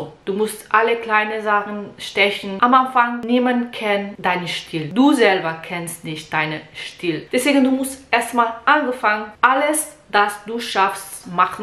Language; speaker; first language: German; non-native, learner; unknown